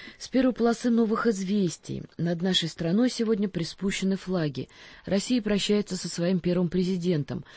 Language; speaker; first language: Russian; native; Russian